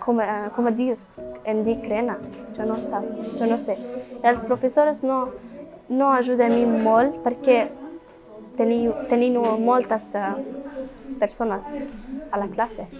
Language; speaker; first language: Catalan; non-native, learner; Arabic